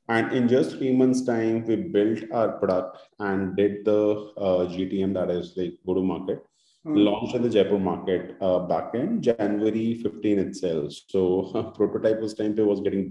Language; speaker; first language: English; non-native, local second language; Hindi